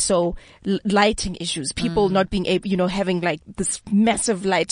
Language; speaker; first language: English; non-native, local second language; Southern Sotho